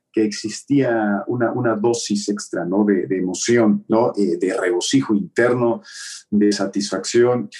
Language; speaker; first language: Spanish; native; Spanish